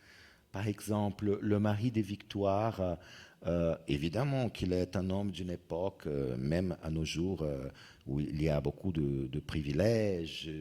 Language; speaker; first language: French; non-native, fluent; Portuguese